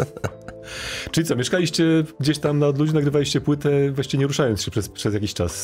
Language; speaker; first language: Polish; native; Polish